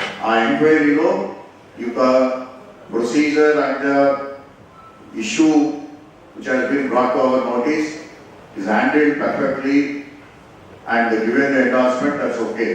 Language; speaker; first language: English; non-native, local second language; Telugu